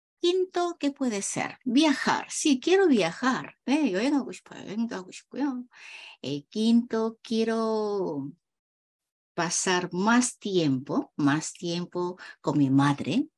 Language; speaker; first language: Spanish; non-native, fluent; Korean